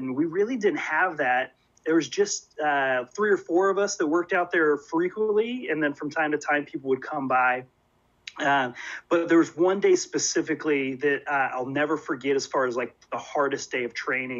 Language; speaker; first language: English; native; English